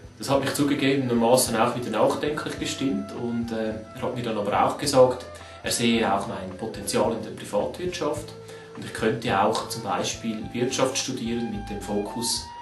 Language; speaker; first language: German; native; German